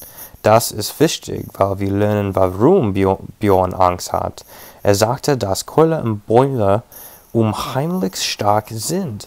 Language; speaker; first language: German; non-native, learner; English